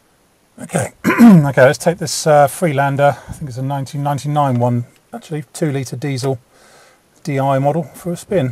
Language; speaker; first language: English; native; English